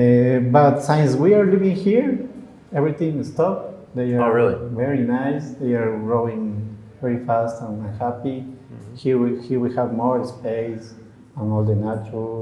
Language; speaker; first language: English; non-native, learner; Spanish